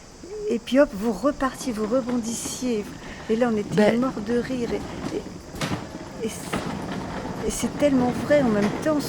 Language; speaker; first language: French; native; French